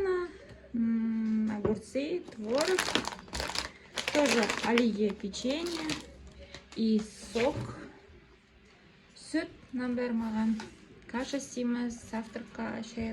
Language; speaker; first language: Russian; non-native, local second language; Kazakh